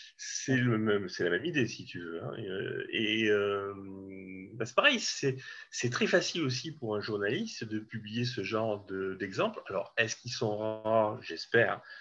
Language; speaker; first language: French; native; French